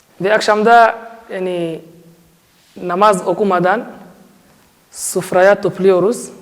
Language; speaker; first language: Turkish; non-native, learner; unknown